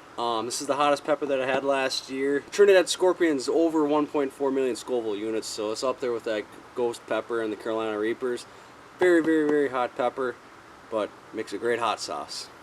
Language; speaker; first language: English; native; English